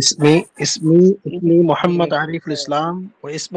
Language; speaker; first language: Arabic; non-native, learner; Bangla